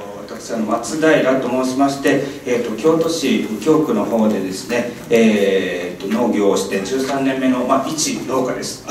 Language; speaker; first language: Japanese; native; Japanese